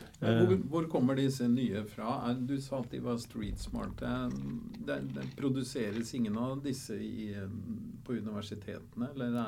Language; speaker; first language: Norwegian; native; Norwegian